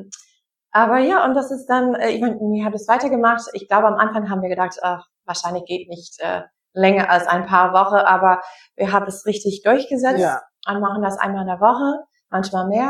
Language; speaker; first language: German; non-native, fluent; English